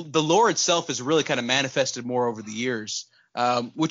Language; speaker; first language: English; non-native, local second language; Urdu